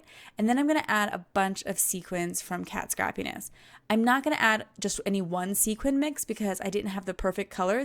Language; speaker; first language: English; native; English